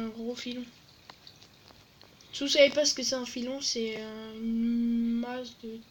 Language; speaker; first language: French; native; French